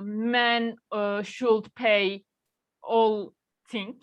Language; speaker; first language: English; non-native, learner; Turkish